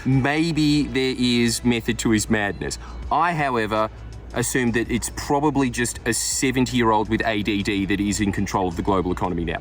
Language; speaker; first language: English; native; English